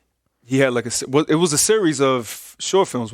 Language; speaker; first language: English; native; English